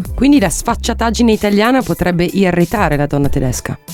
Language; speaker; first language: Italian; non-native, fluent; Russian